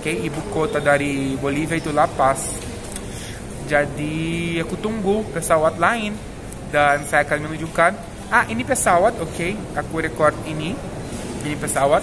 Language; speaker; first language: Indonesian; non-native, fluent; Portuguese